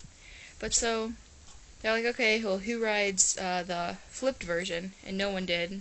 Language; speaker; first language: English; native; English